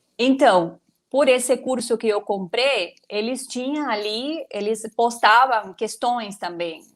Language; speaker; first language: Portuguese; non-native, fluent; Spanish